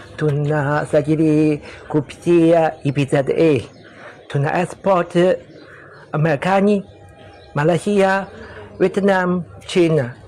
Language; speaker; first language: Swahili; non-native, learner; Chinese